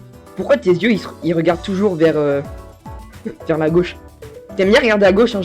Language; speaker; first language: French; native; French